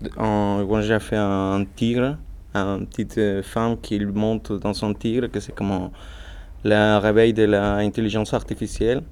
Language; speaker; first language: French; non-native, learner; Spanish